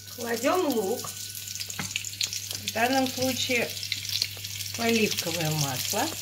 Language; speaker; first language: Russian; native; Russian